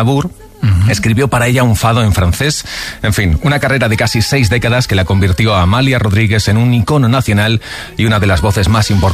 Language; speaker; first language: Spanish; native; Spanish